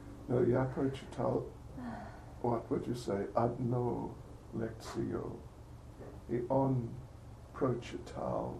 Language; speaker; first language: Russian; non-native, learner; English